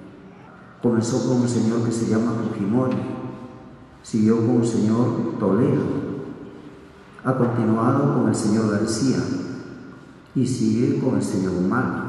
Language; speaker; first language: Spanish; native; Spanish